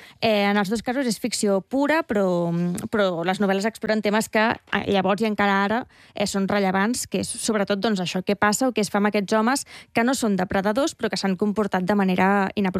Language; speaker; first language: Catalan; native; Catalan